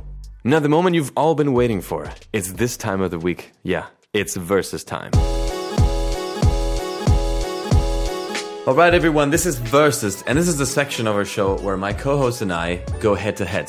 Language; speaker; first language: English; non-native, fluent; Spanish